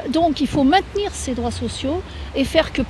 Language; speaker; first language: French; native; French